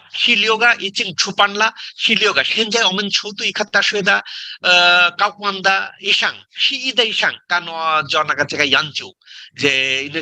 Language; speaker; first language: Chinese; non-native, learner; Bangla